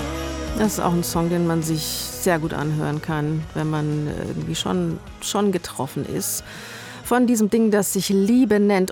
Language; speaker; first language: German; native; German